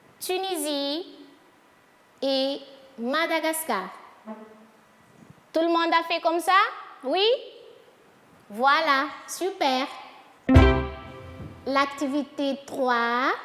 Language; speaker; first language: French; non-native, fluent; Portuguese